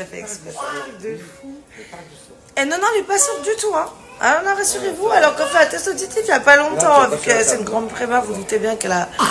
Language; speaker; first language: French; native; French